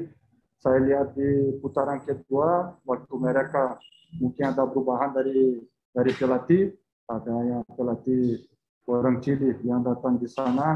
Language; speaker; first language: Indonesian; non-native, fluent; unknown